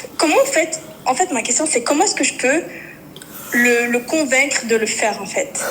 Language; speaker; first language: French; native; French